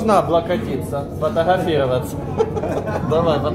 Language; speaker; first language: Russian; native; Russian